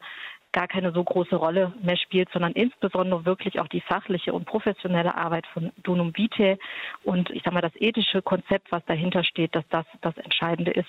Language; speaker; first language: German; native; German